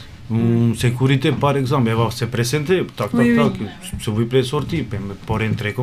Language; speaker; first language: French; non-native, learner; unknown